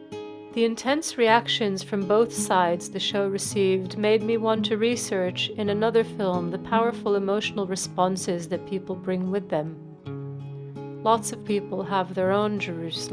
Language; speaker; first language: English; non-native, fluent; Hebrew